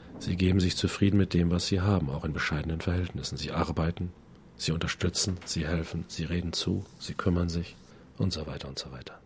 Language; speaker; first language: German; native; German